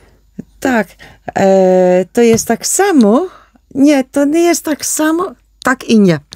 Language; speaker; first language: Polish; non-native, learner; Dutch